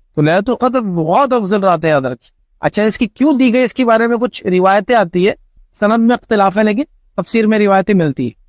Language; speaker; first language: Urdu; native; Urdu